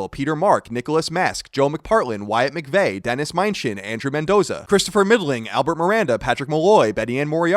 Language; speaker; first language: English; native; English